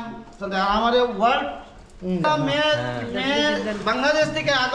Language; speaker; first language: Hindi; non-native, learner; Bangla